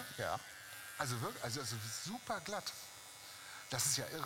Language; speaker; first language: German; native; German